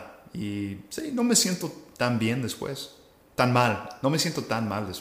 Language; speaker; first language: Spanish; non-native, fluent; English